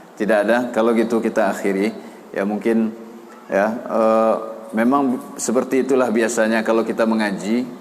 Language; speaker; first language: Malay; non-native, local second language; Minangkabau